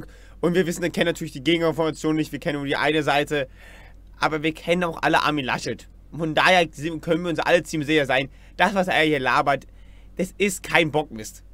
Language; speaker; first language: German; native; German